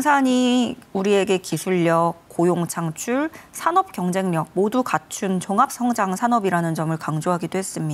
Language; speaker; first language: Korean; native; Korean